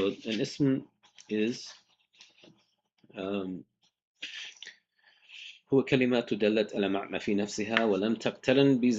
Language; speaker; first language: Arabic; non-native, fluent; English